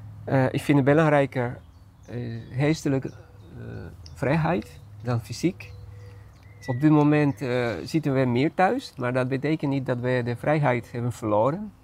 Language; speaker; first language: Dutch; non-native, fluent; Spanish